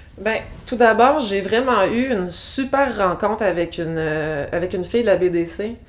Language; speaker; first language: French; native; French